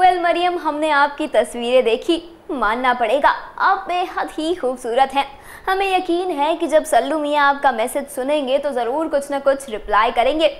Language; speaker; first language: Hindi; native; Hindi